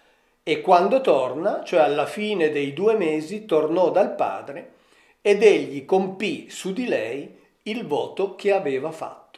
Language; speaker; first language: Italian; native; Italian